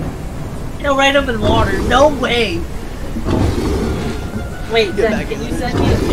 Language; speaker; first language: English; native; English